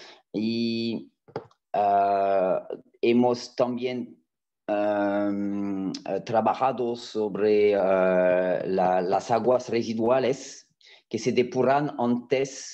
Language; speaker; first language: Spanish; non-native, fluent; French